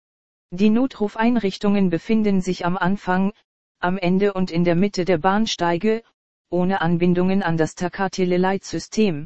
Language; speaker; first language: German; native; German